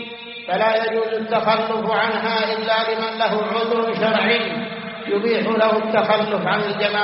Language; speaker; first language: Arabic; native; Arabic